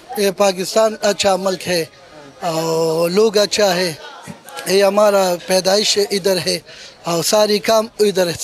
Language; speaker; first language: Hindi; non-native, local second language; Pashto